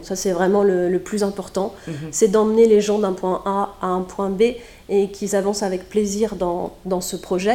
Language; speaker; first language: French; native; French